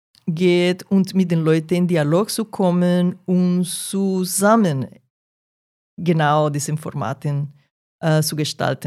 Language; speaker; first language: German; non-native, fluent; Portuguese